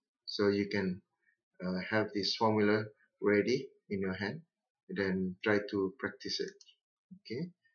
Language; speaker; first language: English; non-native, local second language; Malay